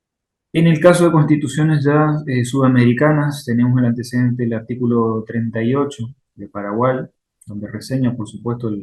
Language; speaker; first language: Spanish; native; Spanish